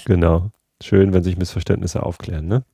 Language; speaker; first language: German; native; German